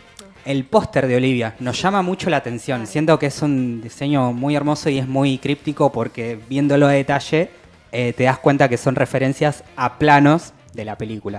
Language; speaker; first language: Spanish; native; Spanish